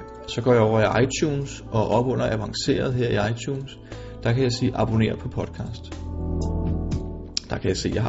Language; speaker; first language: Danish; native; Danish